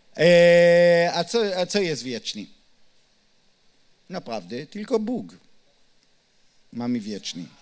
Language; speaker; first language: Polish; non-native, learner; Hebrew